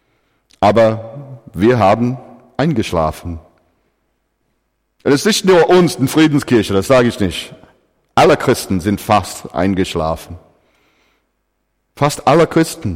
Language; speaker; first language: German; non-native, fluent; English